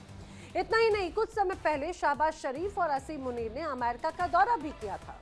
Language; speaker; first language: Hindi; native; Hindi